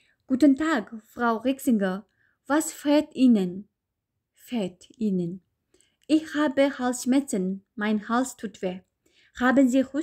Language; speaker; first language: German; non-native, fluent; Uyghur